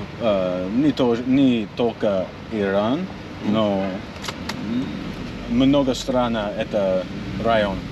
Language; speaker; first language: Russian; non-native, learner; English